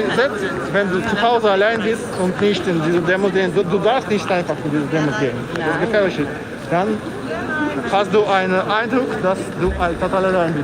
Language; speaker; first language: German; non-native, fluent; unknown